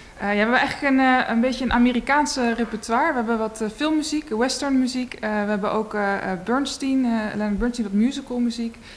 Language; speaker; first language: Dutch; native; Dutch